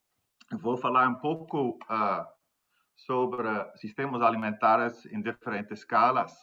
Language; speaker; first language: Portuguese; non-native, fluent; Dutch